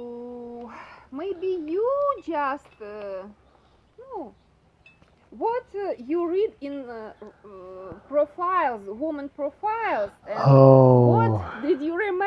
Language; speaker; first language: English; non-native, learner; Russian